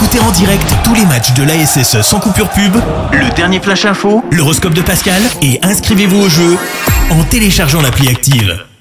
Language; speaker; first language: French; native; French